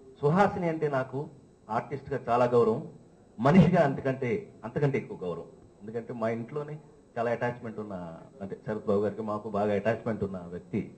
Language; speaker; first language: Telugu; native; Telugu